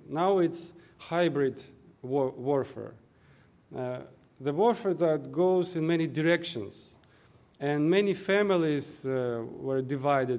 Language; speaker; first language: English; non-native, fluent; Russian